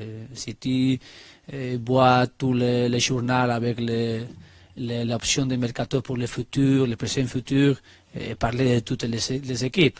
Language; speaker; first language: French; non-native, learner; Spanish